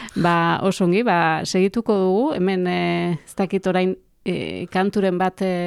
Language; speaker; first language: Basque; native; Basque